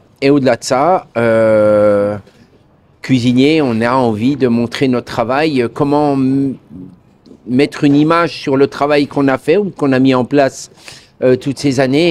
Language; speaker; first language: French; native; French